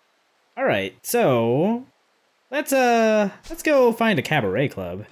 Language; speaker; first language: English; native; English